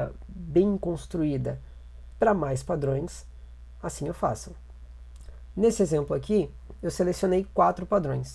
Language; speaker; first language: Portuguese; native; Portuguese